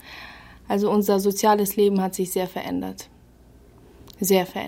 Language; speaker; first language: German; early bilingual, heritage; German